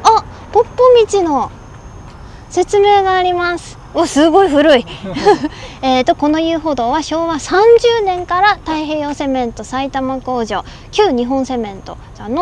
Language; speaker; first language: Japanese; native; Japanese